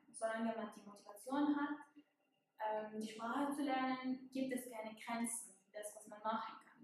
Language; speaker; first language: German; non-native, fluent; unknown